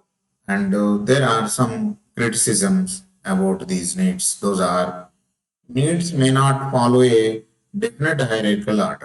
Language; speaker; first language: English; non-native, local second language; Telugu